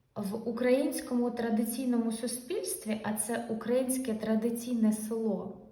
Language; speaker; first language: Ukrainian; non-native, local second language; Russian